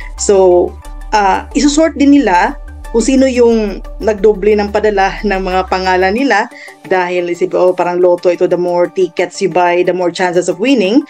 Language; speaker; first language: Filipino; non-native, local second language; Cebuano